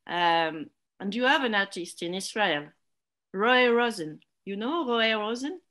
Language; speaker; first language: English; non-native, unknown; French